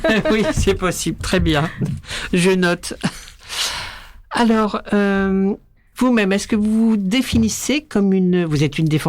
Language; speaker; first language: French; native; French